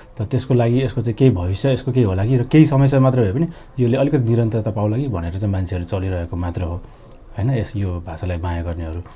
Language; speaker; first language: Nepali; non-native, local second language; Newari